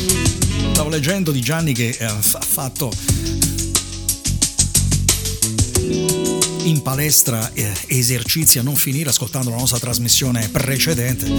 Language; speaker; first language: Italian; native; Italian